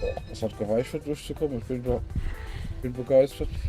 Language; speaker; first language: German; native; German